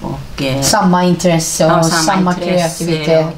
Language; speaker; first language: Swedish; non-native, fluent; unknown